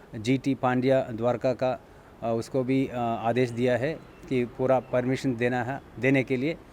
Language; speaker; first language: Hindi; non-native, local second language; Telugu